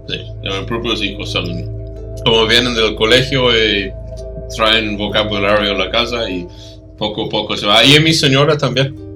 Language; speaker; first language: Spanish; non-native, fluent; English